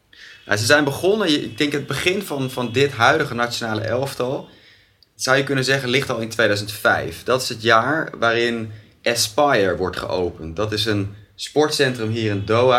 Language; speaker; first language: Dutch; native; Dutch